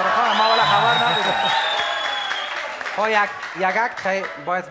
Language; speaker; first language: Persian; native; Persian